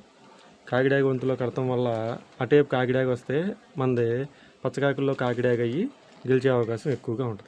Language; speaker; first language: Telugu; native; Telugu